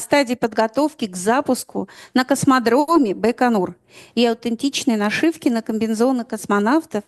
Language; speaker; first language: Russian; native; Russian